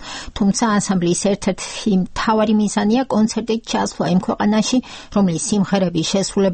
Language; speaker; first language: Georgian; native; Georgian